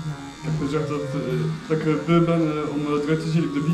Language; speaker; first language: Dutch; non-native, fluent; French